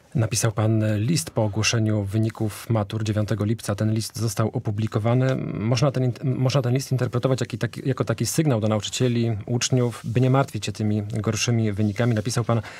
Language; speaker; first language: Polish; native; Polish